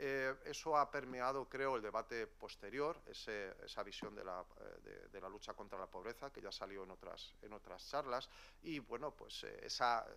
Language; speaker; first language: Spanish; native; Spanish